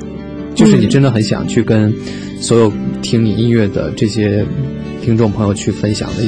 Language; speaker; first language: Chinese; native; Chinese